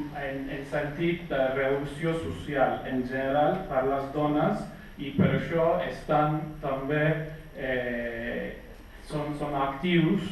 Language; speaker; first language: Catalan; non-native, fluent; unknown